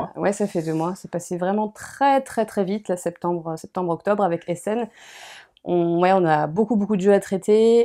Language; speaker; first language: French; native; French